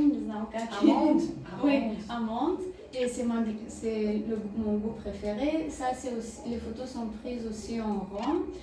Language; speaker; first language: French; non-native, learner; Bulgarian